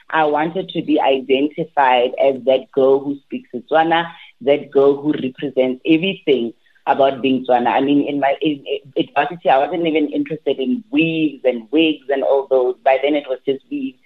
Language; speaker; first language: English; non-native, local second language; Tswana